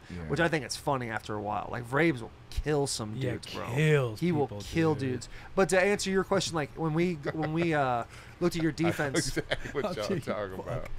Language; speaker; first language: English; native; English